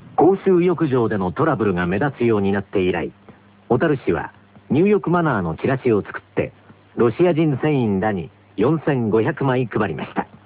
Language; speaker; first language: Japanese; native; Japanese